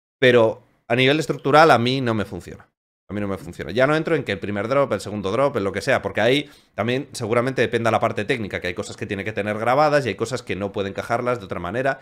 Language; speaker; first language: Spanish; native; Spanish